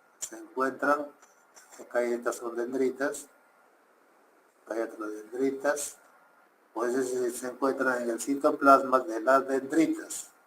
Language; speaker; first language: Spanish; native; Spanish